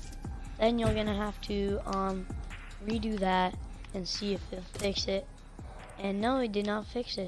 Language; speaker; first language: English; native; English